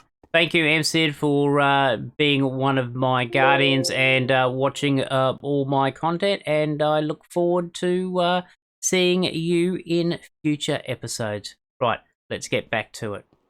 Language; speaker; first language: English; native; English